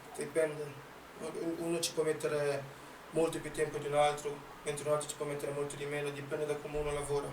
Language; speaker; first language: Italian; early bilingual, other home language; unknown